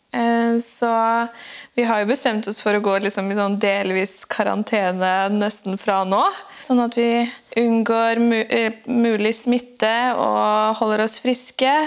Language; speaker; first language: Norwegian; native; Norwegian